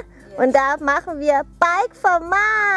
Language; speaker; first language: German; early bilingual, other home language; Thai